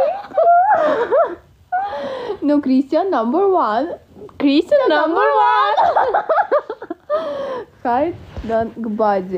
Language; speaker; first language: English; non-native, learner; Russian